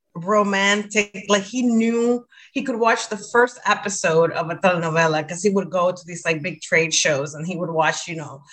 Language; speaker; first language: English; non-native, fluent; Spanish